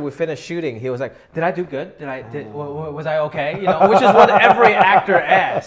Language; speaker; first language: English; non-native, local second language; Wu Chinese